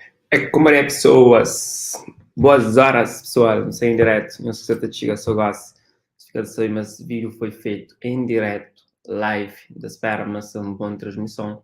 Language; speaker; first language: Portuguese; non-native, local second language; Kabuverdianu